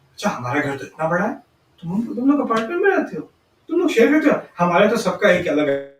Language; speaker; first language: Urdu; early bilingual, heritage; Urdu